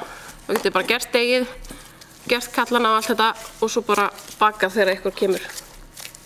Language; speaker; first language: Icelandic; native; Icelandic